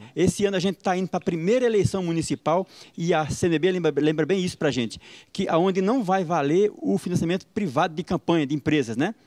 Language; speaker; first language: Portuguese; native; Portuguese